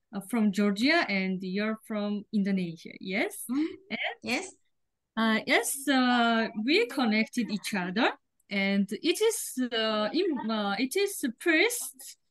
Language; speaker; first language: English; non-native, learner; Georgian